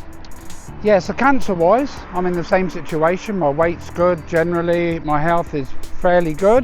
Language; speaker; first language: English; native; English